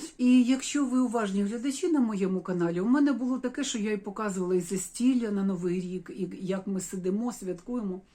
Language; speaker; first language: Ukrainian; non-native, local second language; Russian